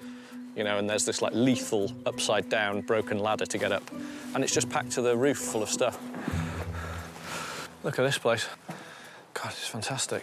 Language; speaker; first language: English; native; English